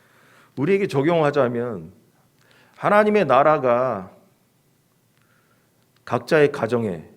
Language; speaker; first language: Korean; native; Korean